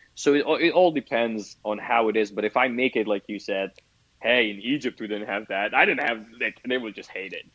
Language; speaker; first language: English; non-native, fluent; Arabic